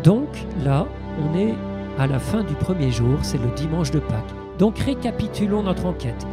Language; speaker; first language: French; native; French